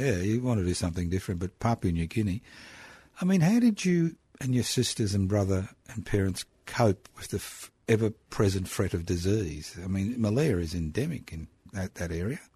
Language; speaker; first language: English; non-native, local second language; Italian